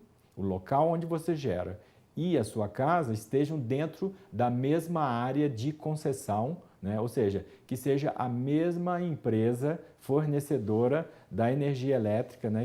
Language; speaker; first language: Portuguese; native; Portuguese